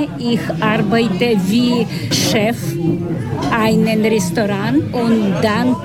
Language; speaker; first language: German; non-native, learner; Ukrainian